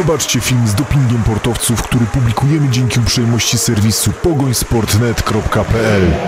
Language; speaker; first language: Polish; native; Polish